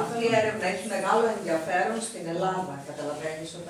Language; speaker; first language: Greek; native; Greek